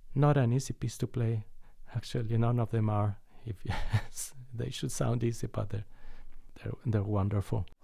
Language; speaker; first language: English; non-native, fluent; Spanish